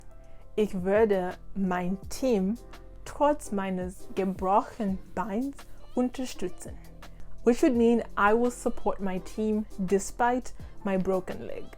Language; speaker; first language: German; non-native, learner; English